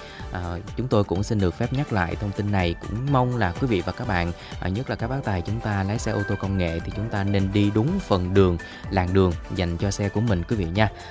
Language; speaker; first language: Vietnamese; native; Vietnamese